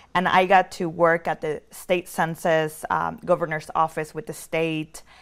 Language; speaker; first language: English; early bilingual, other home language; Spanish